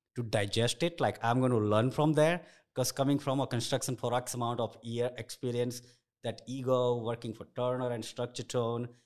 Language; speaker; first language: English; non-native, local second language; Gujarati